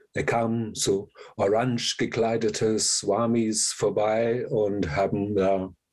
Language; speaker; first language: German; non-native, fluent; English